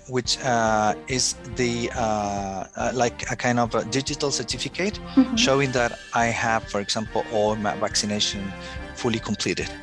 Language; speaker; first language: English; non-native, fluent; Spanish